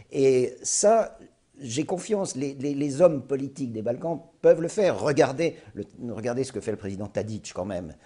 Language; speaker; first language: French; native; French